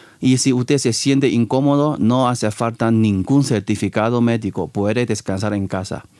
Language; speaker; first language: Spanish; non-native, fluent; Chinese